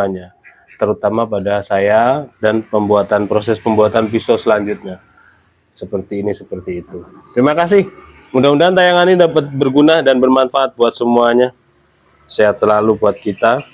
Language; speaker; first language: Indonesian; native; Indonesian